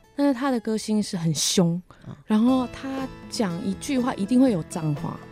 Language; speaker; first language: Chinese; non-native, fluent; Korean